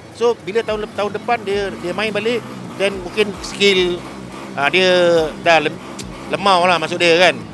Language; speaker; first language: Malay; native; Malay